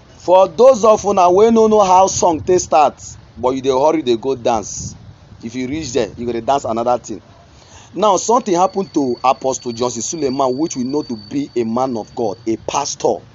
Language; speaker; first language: Nigerian Pidgin; native; Nigerian Pidgin